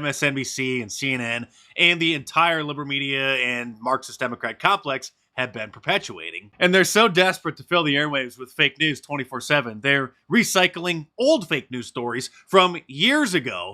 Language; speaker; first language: English; native; English